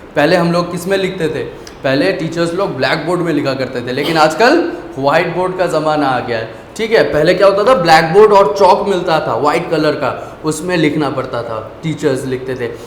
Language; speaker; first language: Hindi; native; Hindi